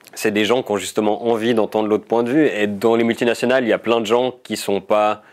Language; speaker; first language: French; native; French